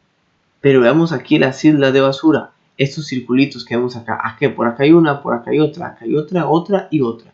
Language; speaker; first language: Spanish; native; Spanish